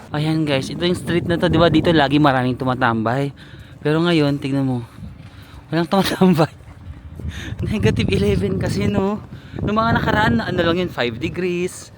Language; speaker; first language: Filipino; native; Filipino